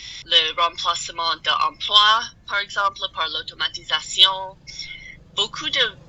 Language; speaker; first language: French; non-native, learner; English